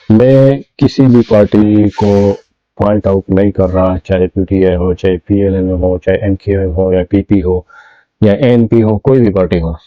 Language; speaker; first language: Urdu; non-native, local second language; Pashto